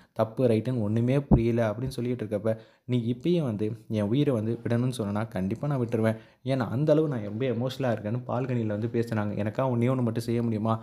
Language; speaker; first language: Tamil; native; Tamil